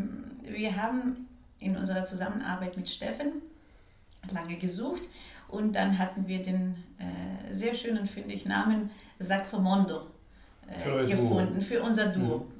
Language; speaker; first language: German; non-native, fluent; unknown